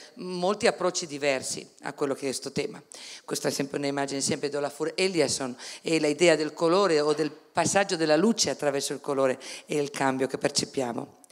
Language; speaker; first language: Italian; non-native, fluent; Spanish